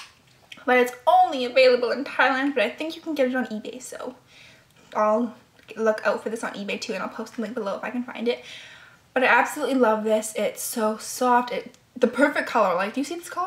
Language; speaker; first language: English; native; English